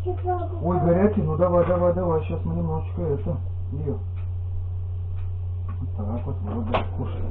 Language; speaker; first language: Russian; native; Russian